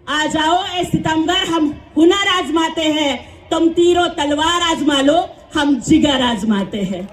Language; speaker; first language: Hindi; non-native, local second language; Marathi